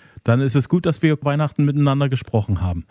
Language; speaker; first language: German; native; German